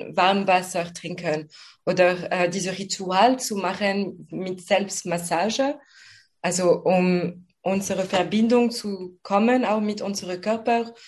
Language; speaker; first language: German; non-native, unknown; French